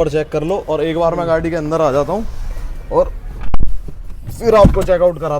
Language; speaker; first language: Hindi; native; Hindi